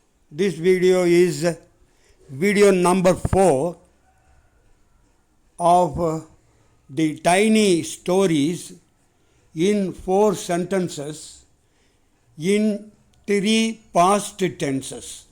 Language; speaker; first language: English; non-native, local second language; Tamil